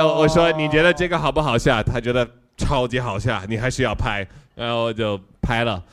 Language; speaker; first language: Chinese; non-native, fluent; English